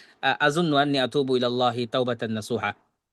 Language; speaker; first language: Arabic; non-native, fluent; Bangla